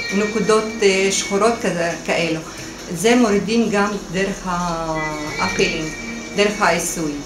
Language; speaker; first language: Hebrew; non-native, local second language; Arabic